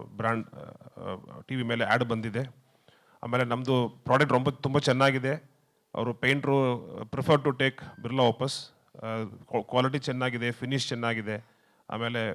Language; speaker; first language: Kannada; non-native, learner; Tamil